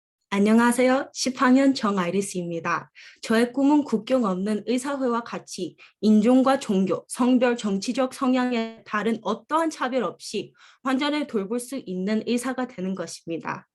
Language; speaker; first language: Korean; early bilingual, heritage; Korean